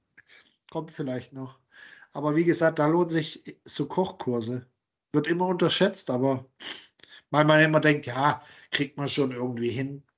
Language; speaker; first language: German; native; German